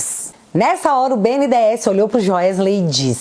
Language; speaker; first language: Portuguese; native; Portuguese